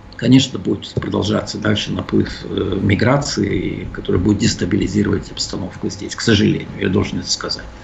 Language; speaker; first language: Russian; early bilingual, heritage; Russian